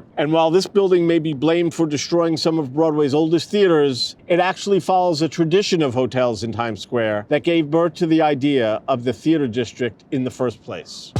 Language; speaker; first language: English; native; English